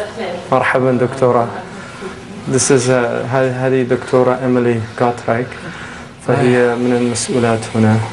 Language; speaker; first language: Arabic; non-native, fluent; English